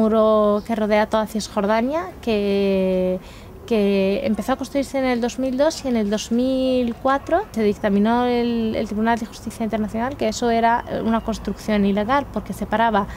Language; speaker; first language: Spanish; native; Spanish